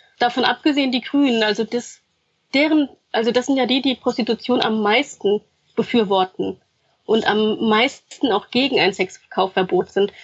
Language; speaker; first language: German; early bilingual, other home language; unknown